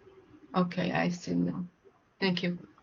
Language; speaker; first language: English; non-native, learner; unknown